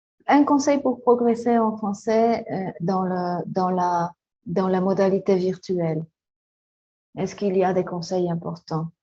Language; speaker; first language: French; non-native, fluent; Spanish